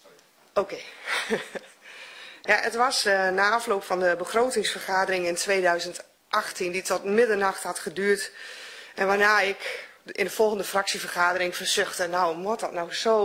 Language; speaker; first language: Dutch; native; Dutch